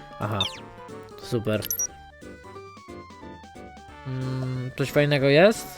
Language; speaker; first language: Polish; native; Polish